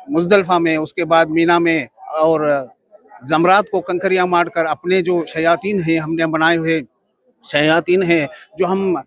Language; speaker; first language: Urdu; native; Urdu